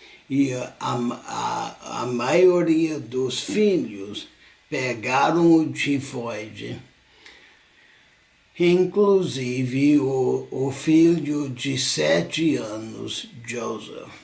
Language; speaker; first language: Portuguese; non-native, fluent; English